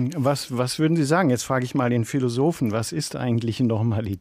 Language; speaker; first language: German; native; German